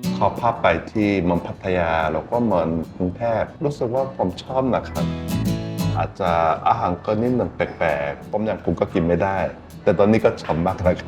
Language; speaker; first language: Thai; non-native, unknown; Korean